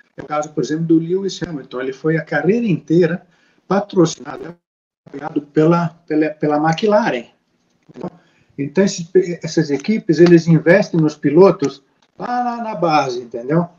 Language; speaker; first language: Portuguese; native; Portuguese